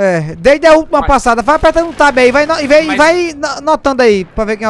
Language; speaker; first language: Portuguese; native; Portuguese